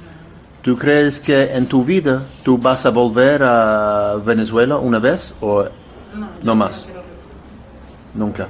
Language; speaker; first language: Spanish; native; Spanish